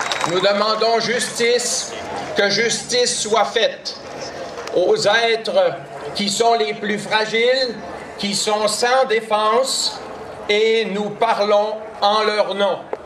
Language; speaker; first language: French; native; French